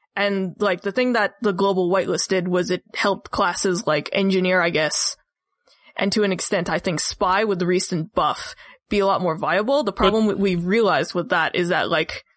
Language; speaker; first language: English; native; English